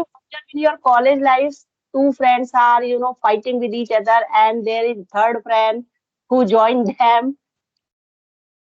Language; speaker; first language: English; non-native, local second language; Hindi